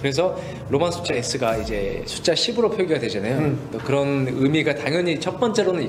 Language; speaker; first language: Korean; native; Korean